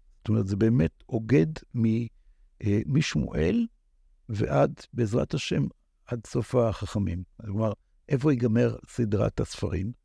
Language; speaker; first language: Hebrew; native; Hebrew